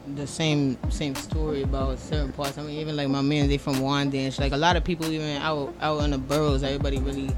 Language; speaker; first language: English; native; English